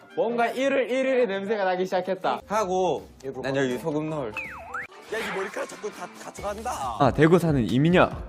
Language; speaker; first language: Korean; native; Korean